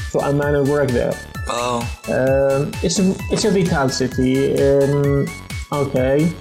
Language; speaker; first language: English; non-native, fluent; Arabic